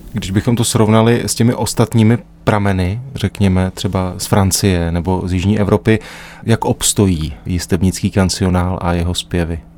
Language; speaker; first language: Czech; native; Czech